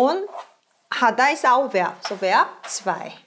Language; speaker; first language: German; non-native, fluent; Korean